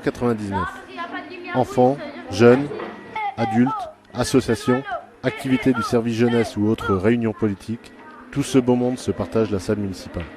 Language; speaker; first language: French; native; French